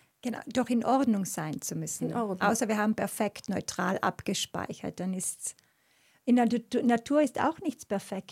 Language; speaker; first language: German; native; German